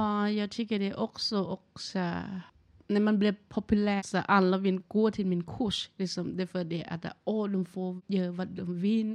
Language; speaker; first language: Swedish; non-native, learner; Thai